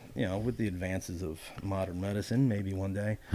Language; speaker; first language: English; native; English